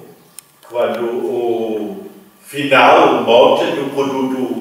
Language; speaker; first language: Portuguese; non-native, fluent; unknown